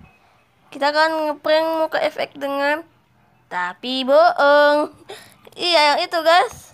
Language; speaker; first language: Indonesian; native; Indonesian